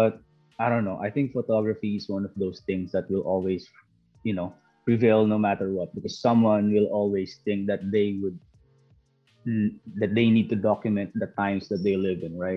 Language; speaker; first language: English; non-native, local second language; Filipino